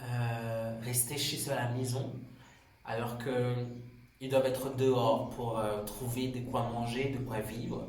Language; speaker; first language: French; non-native, local second language; Swahili